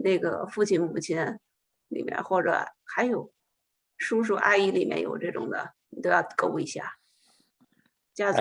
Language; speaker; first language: Chinese; native; Chinese